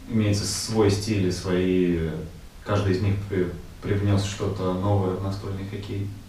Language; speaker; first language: Russian; native; Russian